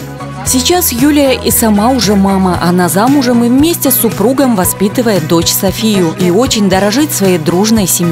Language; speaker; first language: Russian; native; Russian